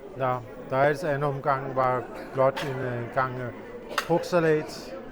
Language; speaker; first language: Danish; early bilingual, other home language; Urdu